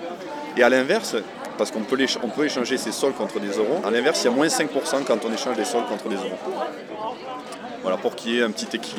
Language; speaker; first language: French; native; French